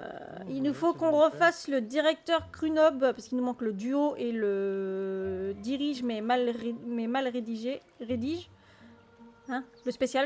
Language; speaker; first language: French; native; French